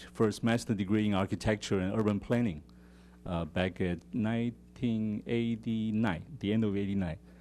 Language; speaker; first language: English; non-native, fluent; Chinese